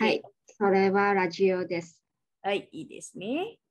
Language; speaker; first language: Japanese; non-native, fluent; Malay